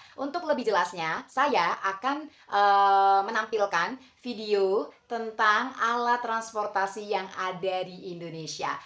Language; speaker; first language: Indonesian; native; Indonesian